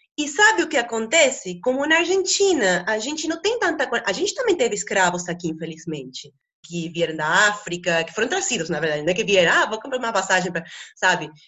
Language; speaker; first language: Portuguese; non-native, fluent; Spanish